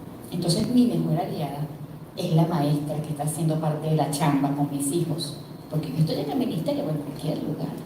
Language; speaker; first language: Spanish; native; Spanish